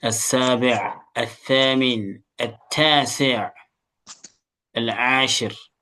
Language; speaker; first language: Arabic; non-native, fluent; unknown